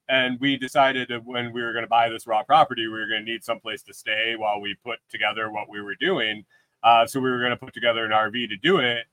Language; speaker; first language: English; native; English